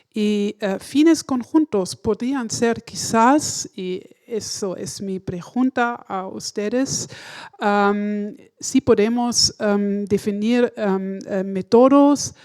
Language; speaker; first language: Spanish; non-native, learner; German